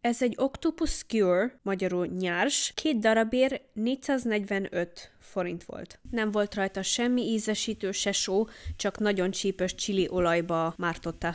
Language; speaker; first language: Hungarian; early bilingual, heritage; Hungarian